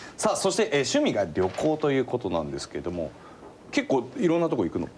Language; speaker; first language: Japanese; native; Japanese